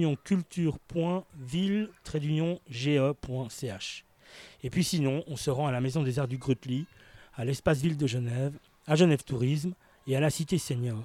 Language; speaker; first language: French; native; French